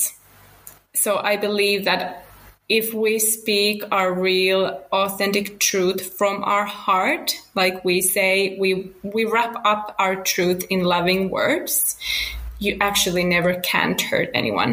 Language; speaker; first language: English; non-native, fluent; Finnish